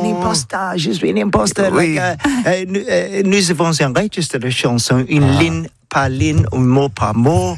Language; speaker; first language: French; non-native, learner; English